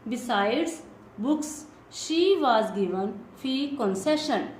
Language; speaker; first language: English; non-native, local second language; Punjabi